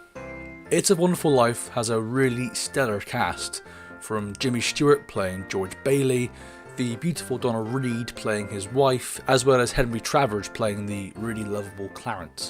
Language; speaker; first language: English; native; English